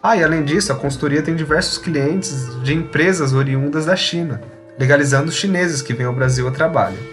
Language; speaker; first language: Portuguese; native; Portuguese